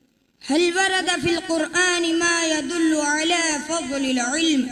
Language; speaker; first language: Arabic; non-native, learner; Urdu